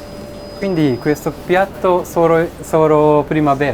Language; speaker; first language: Italian; non-native, learner; Japanese